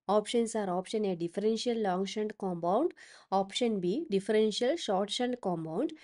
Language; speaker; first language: English; non-native, local second language; Malayalam